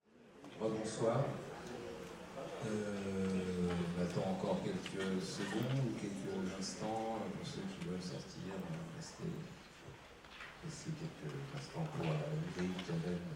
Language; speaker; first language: French; native; French